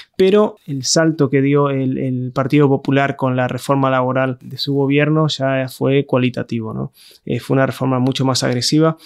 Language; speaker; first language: Spanish; native; Spanish